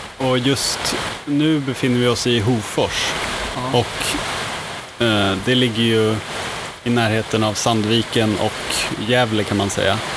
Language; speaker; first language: Swedish; native; Swedish